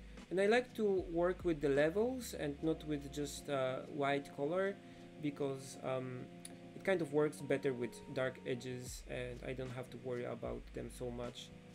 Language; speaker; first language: English; non-native, fluent; Polish